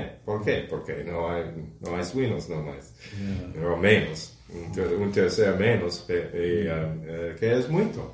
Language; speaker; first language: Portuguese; non-native, fluent; English